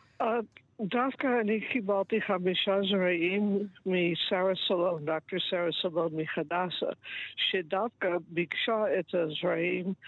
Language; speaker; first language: Hebrew; non-native, fluent; English